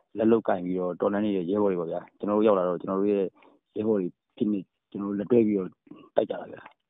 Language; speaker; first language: Burmese; native; Burmese